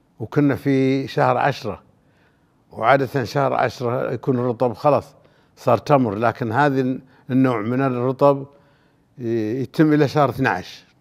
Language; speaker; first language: Arabic; native; Arabic